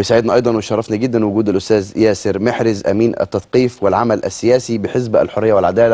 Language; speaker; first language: Arabic; native; Arabic